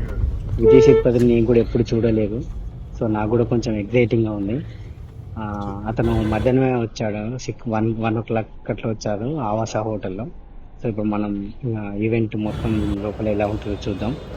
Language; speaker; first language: Telugu; native; Telugu